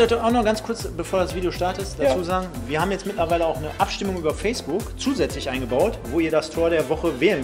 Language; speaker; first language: German; native; German